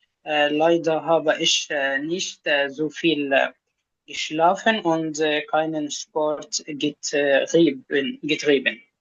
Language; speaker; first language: German; non-native, learner; Arabic